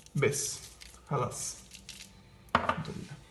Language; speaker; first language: Arabic; non-native, learner; Greek